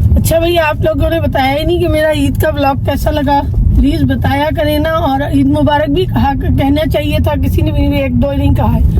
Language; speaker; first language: Urdu; native; Urdu